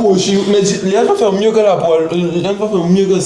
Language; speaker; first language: French; native; French